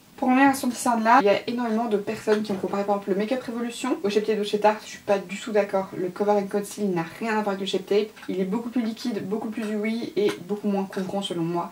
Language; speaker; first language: French; native; French